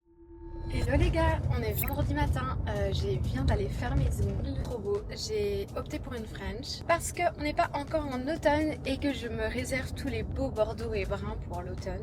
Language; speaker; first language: French; native; French